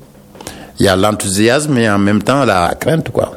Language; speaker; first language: French; non-native, local second language; Wolof